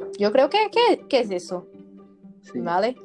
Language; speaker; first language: Spanish; non-native, learner; Portuguese